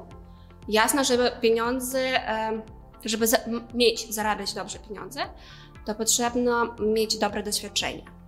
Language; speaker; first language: Polish; non-native, learner; Ukrainian